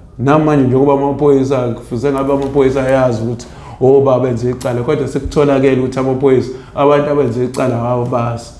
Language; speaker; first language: Zulu; native; Zulu